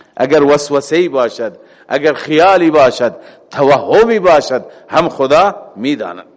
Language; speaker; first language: Persian; native; Persian